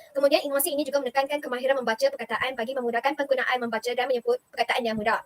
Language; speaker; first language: Malay; non-native, local second language; Chinese